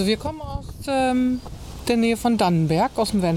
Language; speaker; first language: German; native; German